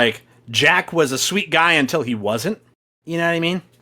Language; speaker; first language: English; native; English